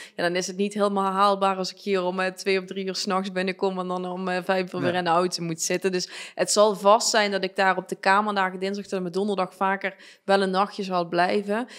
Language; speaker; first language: Dutch; native; Dutch